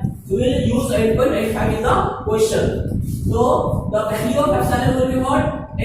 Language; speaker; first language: English; non-native, local second language; Hindi